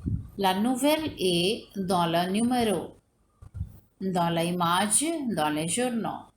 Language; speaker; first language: French; non-native, learner; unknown